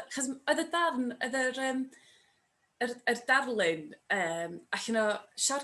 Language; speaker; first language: Welsh; native; Welsh